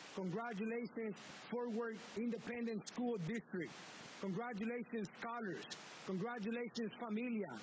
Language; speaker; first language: English; early bilingual, other home language; Spanish